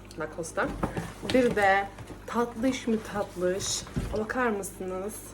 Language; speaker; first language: Turkish; early bilingual, heritage; Turkish